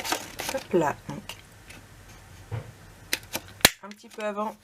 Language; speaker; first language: French; native; French